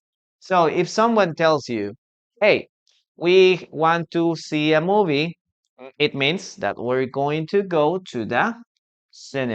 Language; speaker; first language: English; non-native, fluent; Spanish